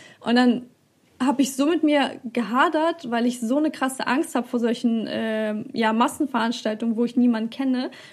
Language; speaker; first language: German; early bilingual, other home language; Russian